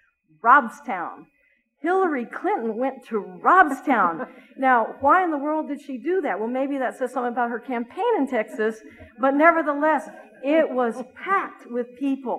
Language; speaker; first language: English; native; English